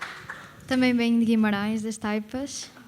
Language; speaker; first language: Portuguese; native; Portuguese